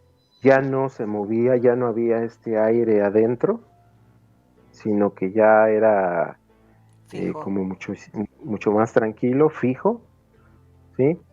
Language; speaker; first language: Spanish; native; Spanish